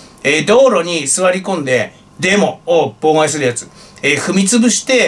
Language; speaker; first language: Japanese; native; Japanese